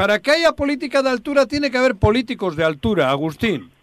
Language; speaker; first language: Spanish; native; Spanish